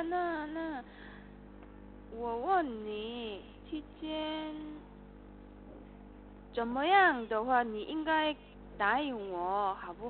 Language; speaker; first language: Chinese; non-native, learner; Korean